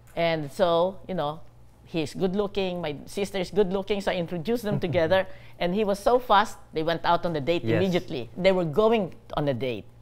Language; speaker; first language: English; non-native, local second language; Bikol